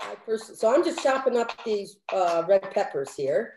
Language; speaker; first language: English; native; English